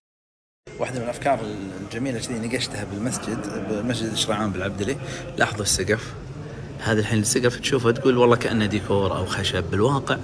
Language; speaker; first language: Arabic; native; Arabic